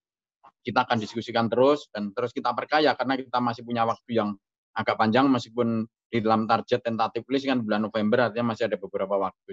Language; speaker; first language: Indonesian; native; Indonesian